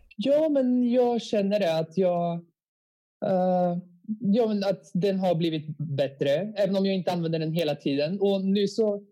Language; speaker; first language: Swedish; early bilingual, heritage; Bulgarian